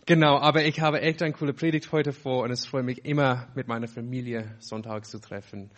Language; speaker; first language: German; non-native, fluent; English